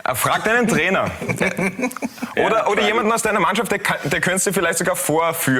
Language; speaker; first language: German; native; German